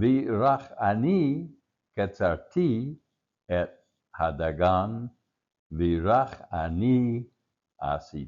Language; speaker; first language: Hebrew; non-native, learner; English